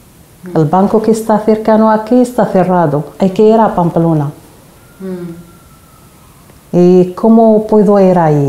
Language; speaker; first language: Spanish; non-native, learner; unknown